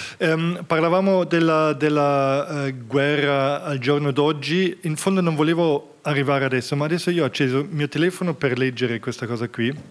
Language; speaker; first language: Italian; non-native, fluent; German